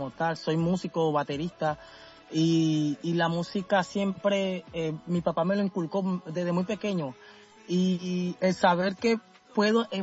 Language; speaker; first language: Spanish; native; Spanish